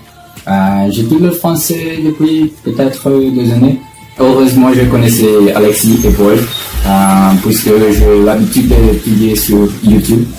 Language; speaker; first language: French; non-native, learner; Portuguese